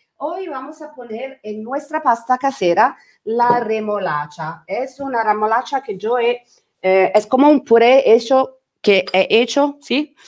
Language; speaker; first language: Spanish; non-native, learner; Italian